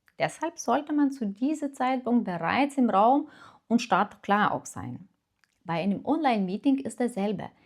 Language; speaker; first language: German; non-native, fluent; Lithuanian